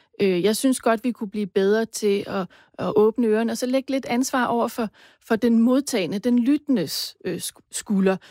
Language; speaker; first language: Danish; native; Danish